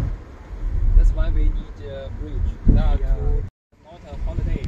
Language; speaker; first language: English; non-native, learner; Chinese